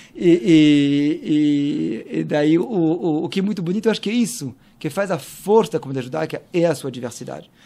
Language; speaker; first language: Portuguese; non-native, fluent; French